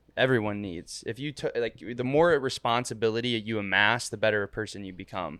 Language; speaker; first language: English; native; English